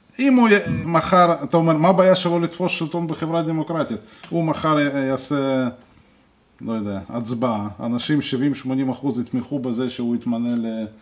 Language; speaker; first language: Hebrew; non-native, fluent; Russian